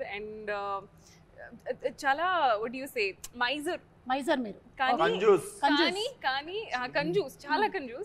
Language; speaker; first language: Telugu; non-native, learner; Hindi